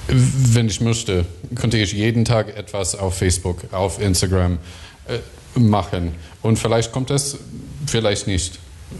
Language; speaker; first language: German; non-native, learner; English